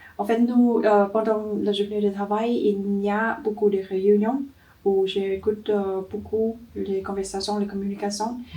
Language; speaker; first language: French; non-native, learner; Vietnamese